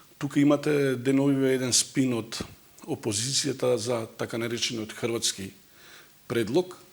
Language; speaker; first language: Macedonian; non-native, local second language; Bosnian